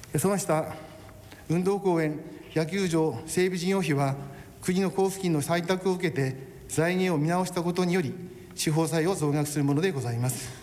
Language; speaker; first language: Japanese; native; Japanese